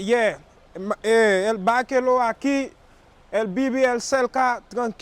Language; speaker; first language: Spanish; non-native, learner; Haitian Creole